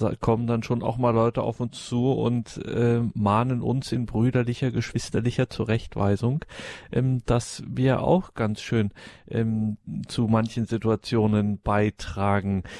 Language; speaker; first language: German; native; German